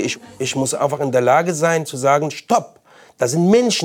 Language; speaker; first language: German; non-native, fluent; Arabic